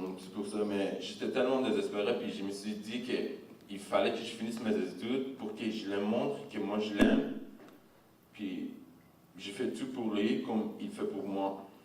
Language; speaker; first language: French; non-native, fluent; Persian